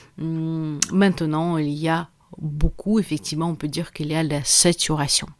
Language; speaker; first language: French; non-native, fluent; Russian